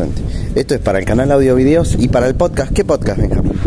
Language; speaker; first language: Spanish; native; Spanish